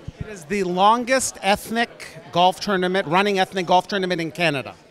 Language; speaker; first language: English; early bilingual, other home language; Macedonian